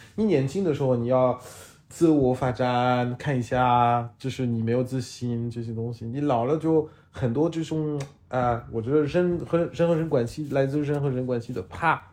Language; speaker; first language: Chinese; non-native, fluent; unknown